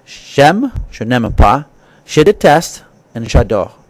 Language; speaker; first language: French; non-native, fluent; English